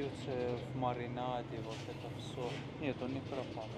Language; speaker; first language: Russian; non-native, fluent; Persian